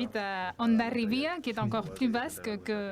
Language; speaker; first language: French; non-native, fluent; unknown